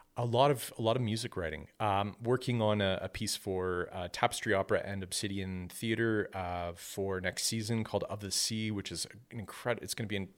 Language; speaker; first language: English; native; English